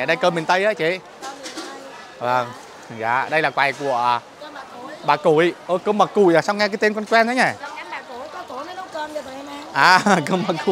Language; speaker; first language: Vietnamese; native; Vietnamese